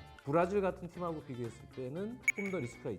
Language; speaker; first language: Korean; native; Korean